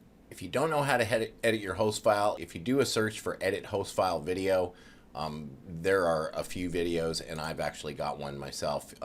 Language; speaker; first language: English; native; English